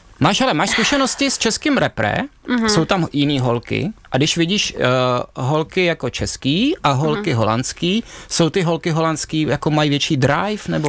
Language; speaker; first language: Czech; native; Czech